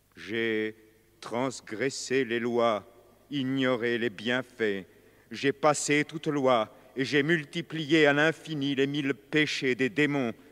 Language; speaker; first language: French; native; French